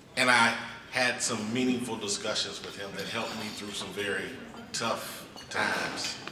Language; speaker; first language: English; native; English